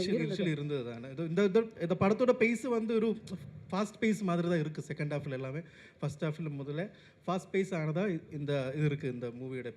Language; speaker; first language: Tamil; non-native, fluent; Malayalam